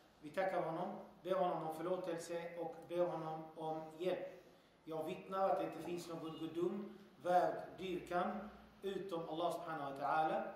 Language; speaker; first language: Swedish; early bilingual, other home language; Arabic